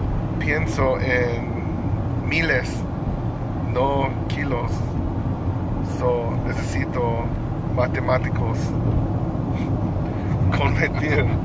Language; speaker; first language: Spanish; non-native, learner; English